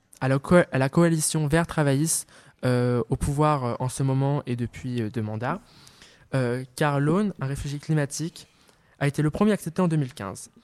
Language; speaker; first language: French; native; French